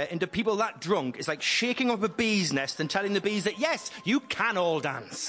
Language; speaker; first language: English; native; English